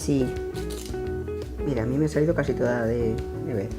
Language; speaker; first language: Spanish; native; Spanish